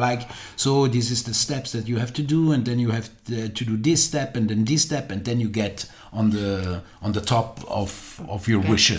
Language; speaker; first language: English; non-native, learner; German